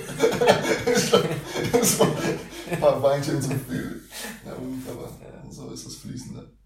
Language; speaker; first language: German; early bilingual, other home language; Russian